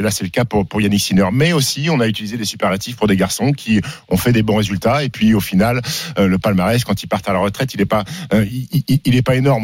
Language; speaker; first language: French; native; French